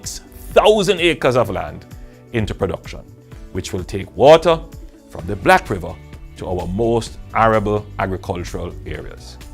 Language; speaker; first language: English; native; English